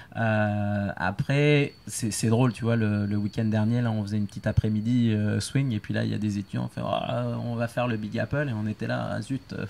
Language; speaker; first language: French; native; French